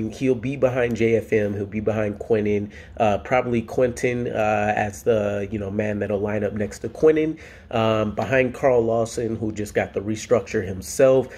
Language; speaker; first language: English; native; English